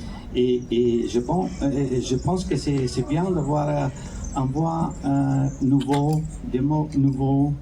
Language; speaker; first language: French; non-native, fluent; Italian